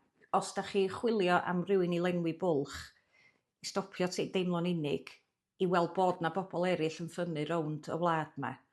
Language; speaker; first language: Welsh; native; Welsh